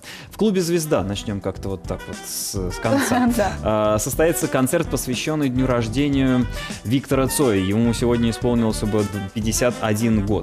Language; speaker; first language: Russian; native; Russian